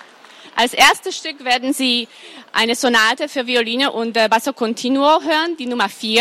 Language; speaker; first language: German; non-native, fluent; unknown